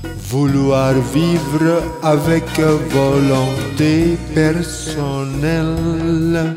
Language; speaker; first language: French; non-native, fluent; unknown